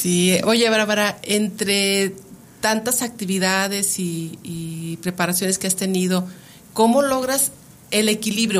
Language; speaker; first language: Spanish; native; Spanish